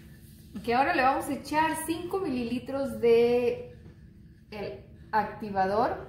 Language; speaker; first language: Spanish; native; Spanish